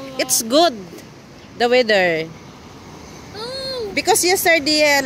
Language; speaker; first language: English; non-native, local second language; Cebuano